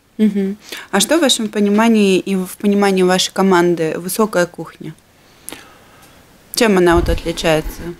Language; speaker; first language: Russian; native; Russian